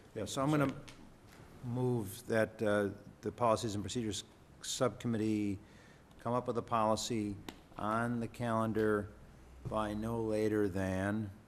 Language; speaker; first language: English; native; English